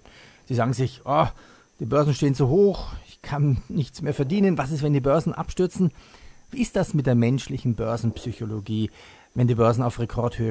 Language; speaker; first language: German; native; German